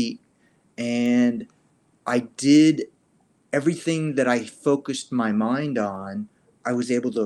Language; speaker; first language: English; native; English